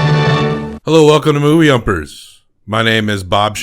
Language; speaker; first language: English; native; English